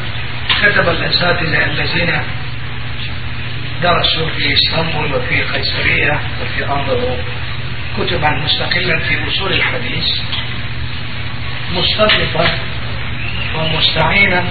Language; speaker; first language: Arabic; non-native, fluent; Turkish